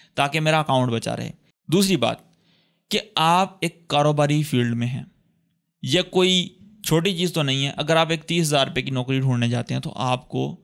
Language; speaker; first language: Urdu; native; Urdu